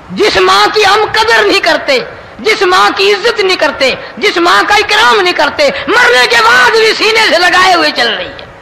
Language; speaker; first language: Urdu; non-native, local second language; Punjabi